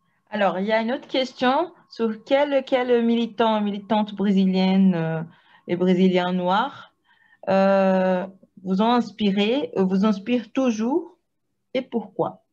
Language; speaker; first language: French; non-native, fluent; Portuguese